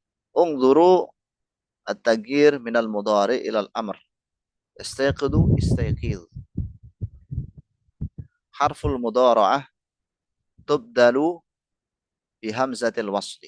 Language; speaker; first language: Arabic; non-native, fluent; Indonesian